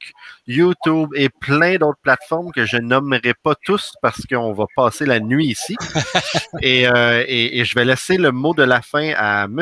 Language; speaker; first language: French; native; French